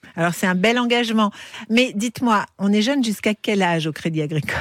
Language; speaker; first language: French; native; French